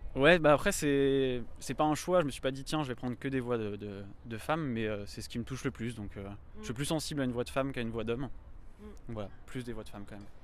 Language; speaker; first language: French; native; French